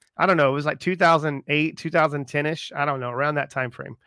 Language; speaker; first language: English; native; English